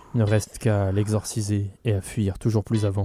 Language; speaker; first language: French; native; French